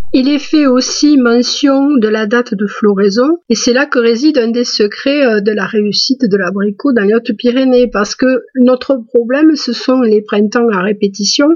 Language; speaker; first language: French; native; French